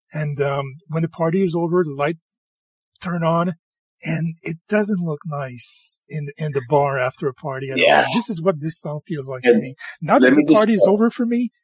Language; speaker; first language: English; native; English